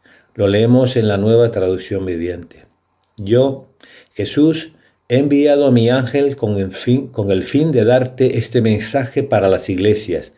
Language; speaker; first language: Spanish; native; Spanish